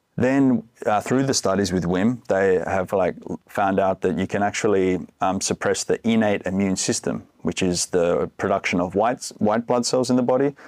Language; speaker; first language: English; native; English